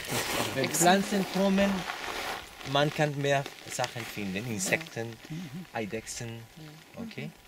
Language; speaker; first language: German; non-native, learner; Spanish